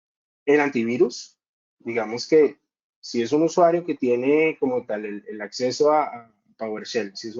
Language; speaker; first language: Spanish; native; Spanish